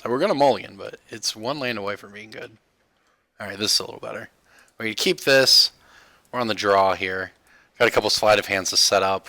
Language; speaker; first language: English; native; English